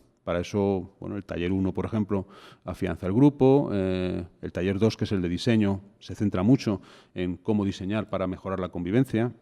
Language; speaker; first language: Spanish; native; Spanish